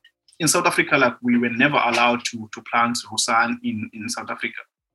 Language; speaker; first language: English; non-native, local second language; Xhosa